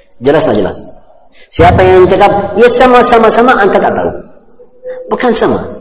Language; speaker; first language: Malay; non-native, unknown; Arabic